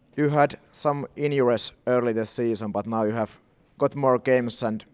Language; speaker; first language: English; non-native, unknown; Finnish